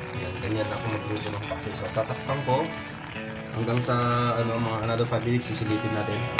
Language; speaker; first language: Filipino; non-native, local second language; Iloko